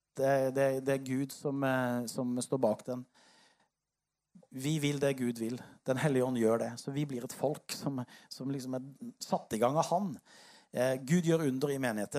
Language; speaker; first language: Norwegian; native; Norwegian